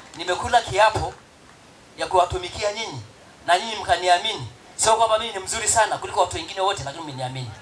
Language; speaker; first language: Swahili; non-native, local second language; Masai